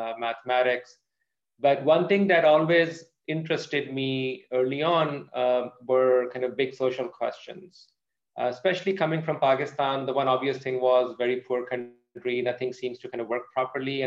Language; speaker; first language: English; non-native, local second language; Urdu